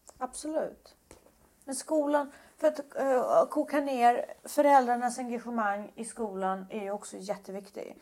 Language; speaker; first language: Swedish; early bilingual, other home language; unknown